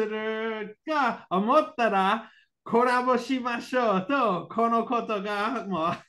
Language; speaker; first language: Japanese; non-native, learner; English